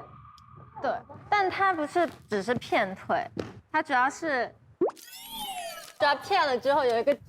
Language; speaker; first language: Chinese; native; Chinese